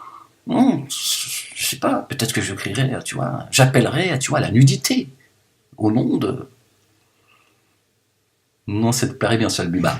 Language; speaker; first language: French; native; French